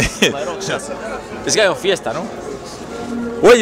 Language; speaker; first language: English; non-native, learner; Spanish